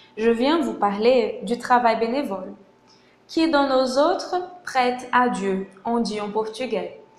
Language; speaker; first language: French; non-native, fluent; Portuguese